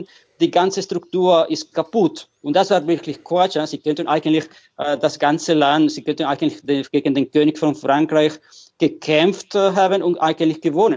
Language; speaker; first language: German; non-native, fluent; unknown